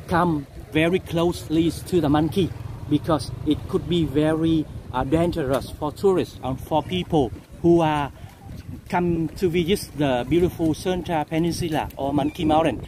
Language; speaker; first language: English; non-native, local second language; Vietnamese